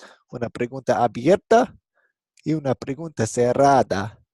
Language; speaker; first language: Spanish; non-native, fluent; English